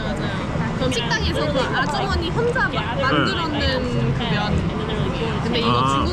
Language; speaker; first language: Korean; non-native, fluent; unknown